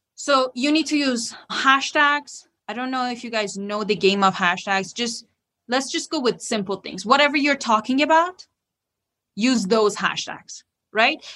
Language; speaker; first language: English; non-native, fluent; Persian